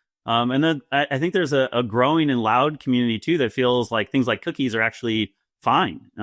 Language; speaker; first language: English; native; English